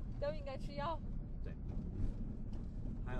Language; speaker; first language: Chinese; non-native, learner; English